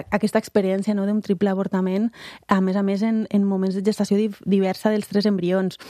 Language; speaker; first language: Catalan; native; Catalan